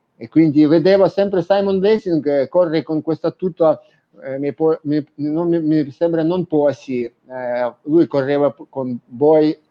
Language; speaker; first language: Italian; non-native, fluent; Ukrainian